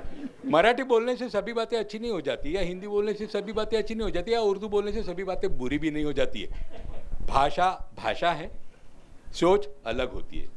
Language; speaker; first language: Hindi; non-native, local second language; Marathi